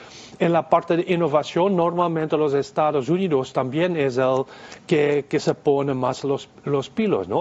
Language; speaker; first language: Spanish; non-native, fluent; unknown